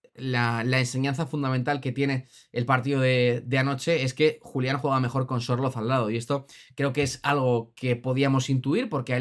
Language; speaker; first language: Spanish; native; Spanish